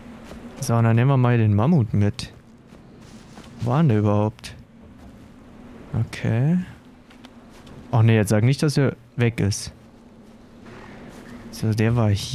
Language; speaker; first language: German; native; German